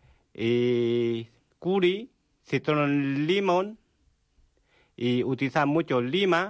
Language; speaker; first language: Spanish; non-native, learner; Vietnamese